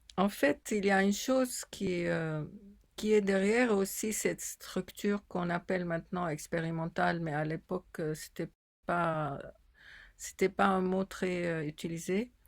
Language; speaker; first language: French; non-native, fluent; Arabic